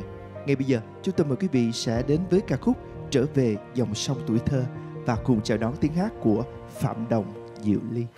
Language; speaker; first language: Vietnamese; native; Vietnamese